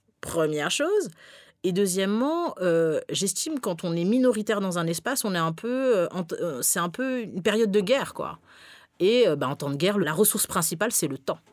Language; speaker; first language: French; early bilingual, other home language; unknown